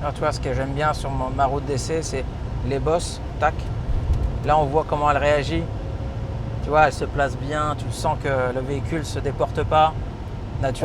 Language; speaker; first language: French; native; French